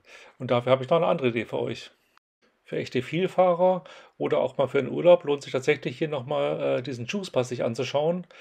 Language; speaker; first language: German; native; German